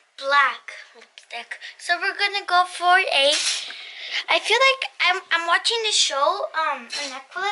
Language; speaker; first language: English; early bilingual, other home language; Spanish